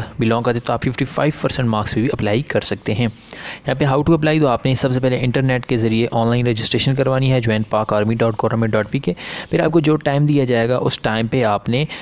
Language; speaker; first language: Urdu; native; Urdu